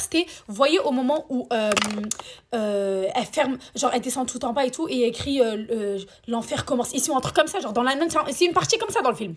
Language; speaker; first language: French; native; French